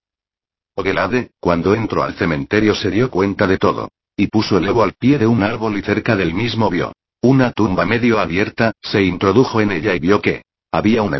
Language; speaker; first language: Spanish; native; Spanish